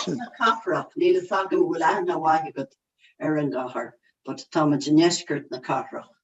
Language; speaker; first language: Irish; non-native, local second language; English